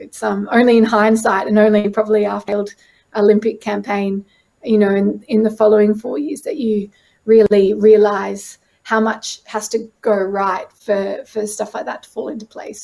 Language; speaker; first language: English; native; English